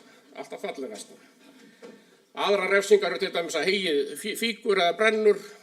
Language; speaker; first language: Icelandic; native; Icelandic